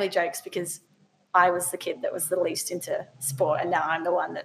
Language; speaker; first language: English; native; English